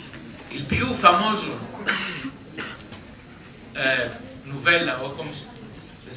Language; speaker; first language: Italian; non-native, learner; Greek